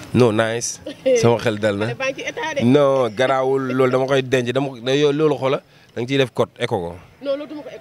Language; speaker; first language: Wolof; non-native, local second language; Fula